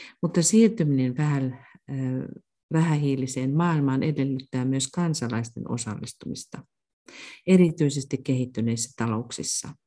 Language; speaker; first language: Finnish; native; Finnish